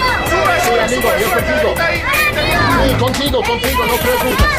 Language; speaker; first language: Spanish; non-native, learner; English